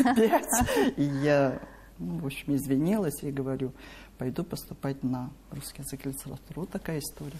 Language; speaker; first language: Russian; non-native, local second language; Korean